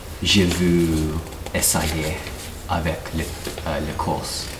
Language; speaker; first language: French; non-native, learner; English